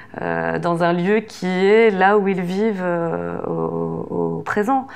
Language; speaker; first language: French; native; French